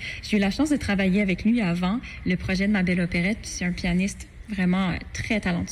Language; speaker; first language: French; native; French